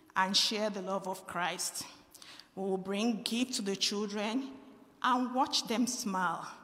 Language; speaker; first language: English; non-native, local second language; Yoruba